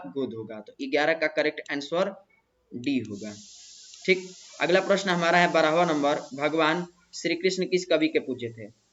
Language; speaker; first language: Hindi; native; Hindi